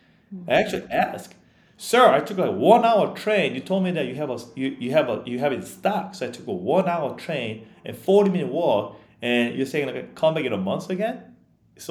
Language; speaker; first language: English; non-native, fluent; Korean